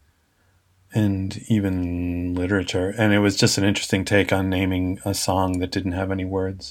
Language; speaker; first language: English; native; English